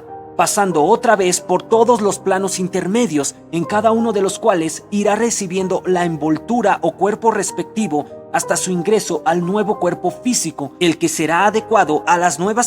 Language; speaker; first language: Spanish; native; Spanish